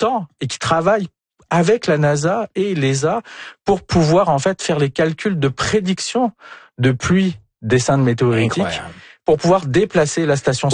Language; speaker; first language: French; native; French